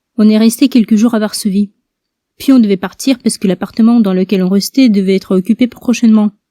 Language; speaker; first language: French; non-native, fluent; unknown